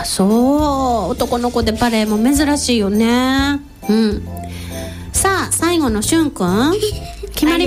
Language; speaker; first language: Japanese; native; Japanese